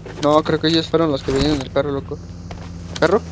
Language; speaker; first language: Spanish; native; Spanish